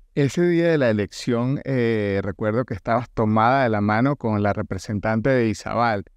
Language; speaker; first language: Spanish; native; Spanish